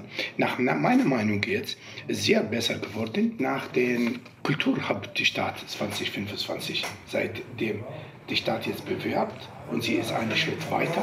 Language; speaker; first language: German; non-native, learner; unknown